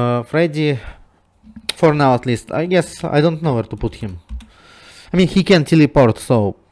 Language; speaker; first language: English; non-native, fluent; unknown